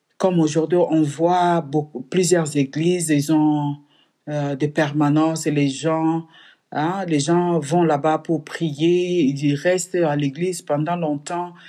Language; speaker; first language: French; non-native, local second language; Lingala